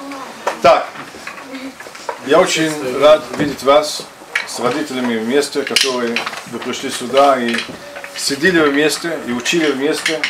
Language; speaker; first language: Russian; non-native, fluent; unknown